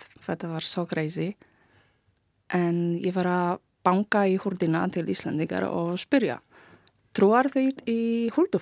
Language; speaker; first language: Icelandic; non-native, learner; Polish